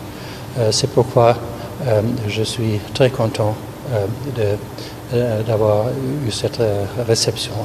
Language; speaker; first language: French; non-native, fluent; German